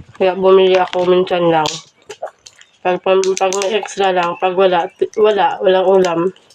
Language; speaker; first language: Filipino; non-native, local second language; Hiligaynon